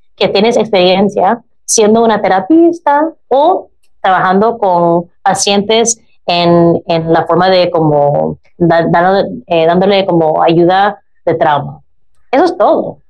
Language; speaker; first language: Spanish; early bilingual, heritage; Spanish